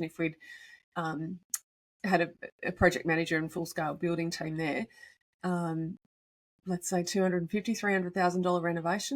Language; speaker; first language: English; native; English